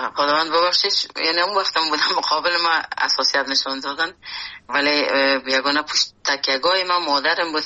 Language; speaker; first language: Persian; native; Persian